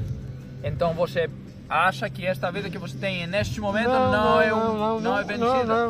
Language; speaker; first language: Portuguese; non-native, fluent; Greek